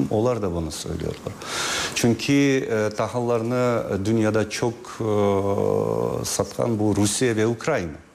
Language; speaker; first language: Turkish; non-native, fluent; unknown